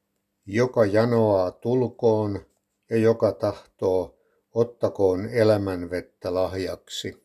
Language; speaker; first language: Finnish; native; Finnish